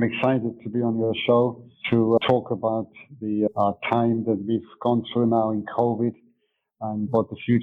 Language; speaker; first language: English; non-native, fluent; German